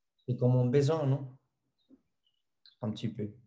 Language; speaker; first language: French; non-native, fluent; Spanish